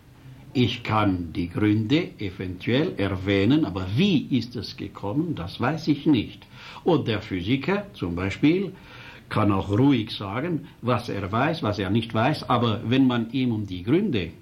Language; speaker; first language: German; non-native, local second language; French